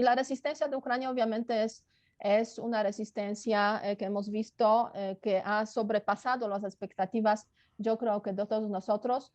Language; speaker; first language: Spanish; non-native, fluent; Polish